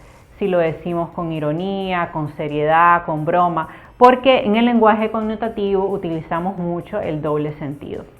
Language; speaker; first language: Spanish; native; Spanish